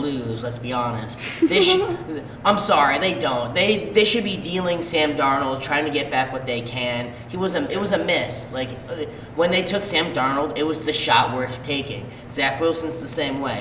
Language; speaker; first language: English; native; English